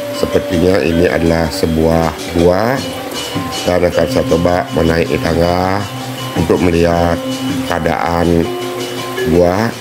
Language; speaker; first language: Indonesian; non-native, local second language; Balinese